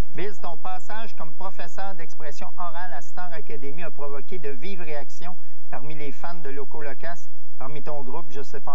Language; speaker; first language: French; native; French